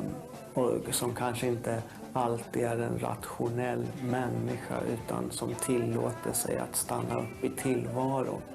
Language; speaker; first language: Swedish; native; Swedish